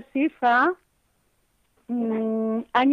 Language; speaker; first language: Catalan; non-native, local second language; Spanish